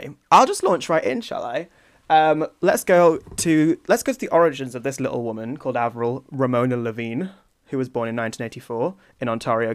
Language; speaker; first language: English; native; English